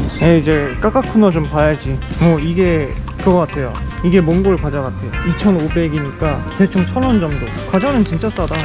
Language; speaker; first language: Korean; native; Korean